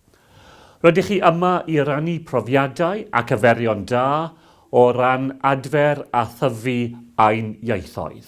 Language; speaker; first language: Welsh; non-native, local second language; English